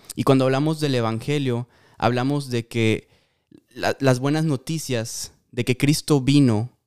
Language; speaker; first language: Spanish; native; Spanish